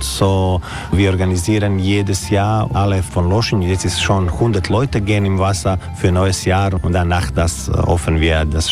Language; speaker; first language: German; non-native, learner; Croatian